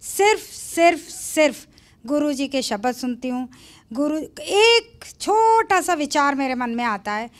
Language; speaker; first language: Hindi; native; Hindi